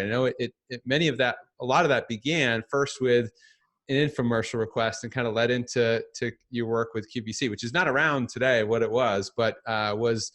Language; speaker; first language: English; native; English